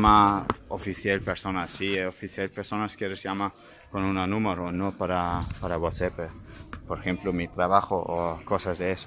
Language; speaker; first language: Spanish; non-native, learner; German